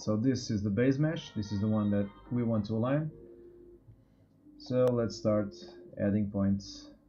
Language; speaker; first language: English; non-native, fluent; Portuguese